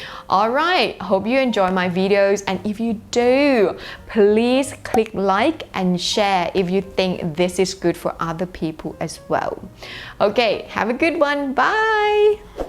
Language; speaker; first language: English; non-native, fluent; Thai